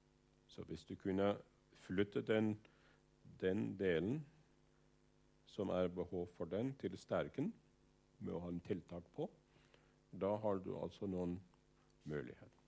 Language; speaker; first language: Norwegian; non-native, fluent; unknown